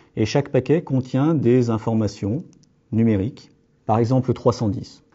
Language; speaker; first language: French; native; French